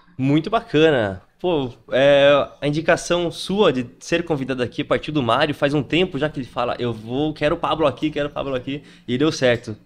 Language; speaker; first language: Portuguese; native; Portuguese